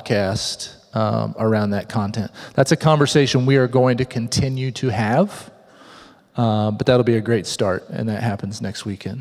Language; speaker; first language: English; native; English